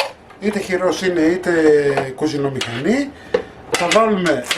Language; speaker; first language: Greek; native; Greek